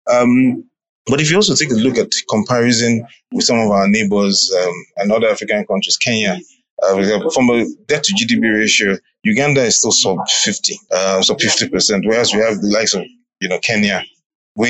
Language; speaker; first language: English; non-native, local second language; Yoruba